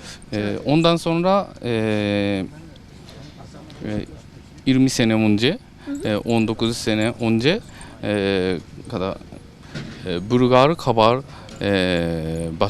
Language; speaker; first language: Turkish; non-native, learner; Japanese